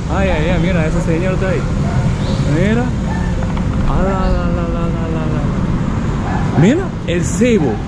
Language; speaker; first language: Spanish; non-native, learner; Japanese